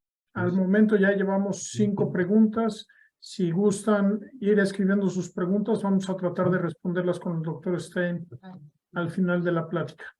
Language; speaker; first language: Spanish; native; Spanish